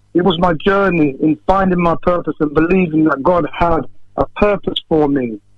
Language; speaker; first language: English; native; English